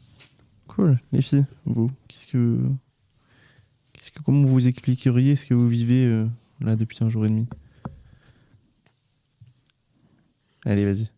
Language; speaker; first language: French; native; French